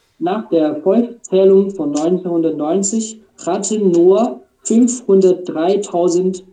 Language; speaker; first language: German; non-native, learner; Chinese